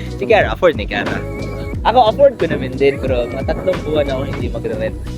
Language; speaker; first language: Filipino; non-native, local second language; Cebuano